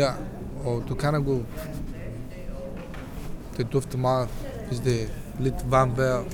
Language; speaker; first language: Danish; non-native, learner; Kurdish